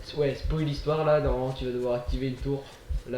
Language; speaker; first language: French; native; French